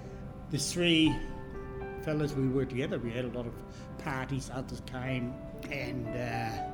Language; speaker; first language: English; non-native, fluent; German